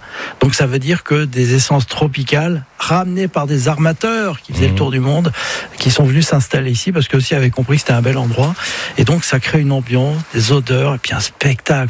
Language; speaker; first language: French; native; French